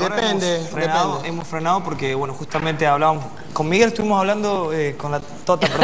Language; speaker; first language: Spanish; native; Spanish